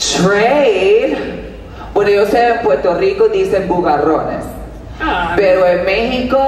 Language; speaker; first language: Spanish; early bilingual, heritage; Spanish